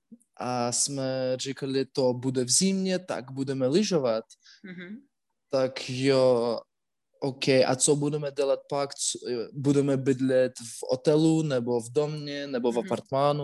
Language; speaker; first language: Czech; non-native, learner; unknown